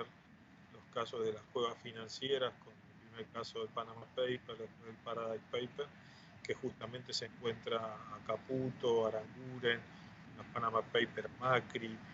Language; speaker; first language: Spanish; native; Spanish